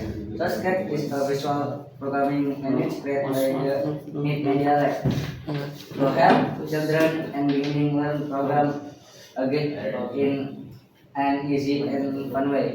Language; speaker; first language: English; non-native, learner; Indonesian